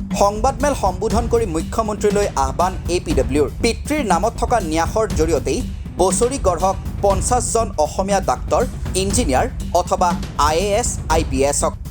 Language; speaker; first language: Assamese; native; Assamese